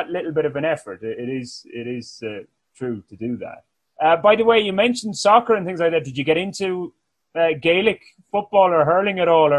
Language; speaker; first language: English; native; English